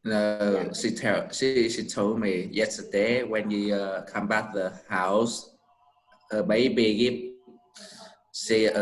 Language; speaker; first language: English; non-native, learner; Vietnamese